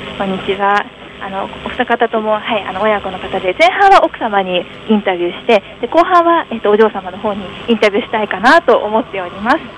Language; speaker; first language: Japanese; native; Japanese